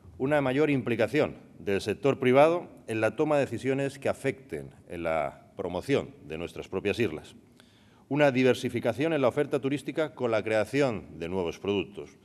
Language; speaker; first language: Spanish; native; Spanish